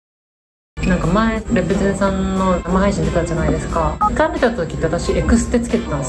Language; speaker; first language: Japanese; native; Japanese